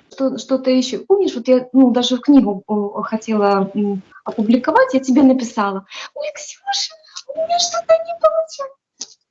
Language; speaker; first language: Russian; native; Russian